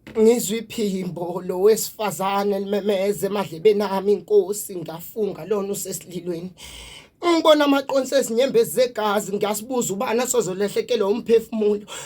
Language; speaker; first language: Zulu; native; Zulu